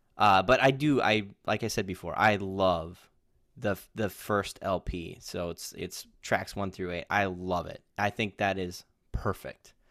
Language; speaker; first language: English; native; English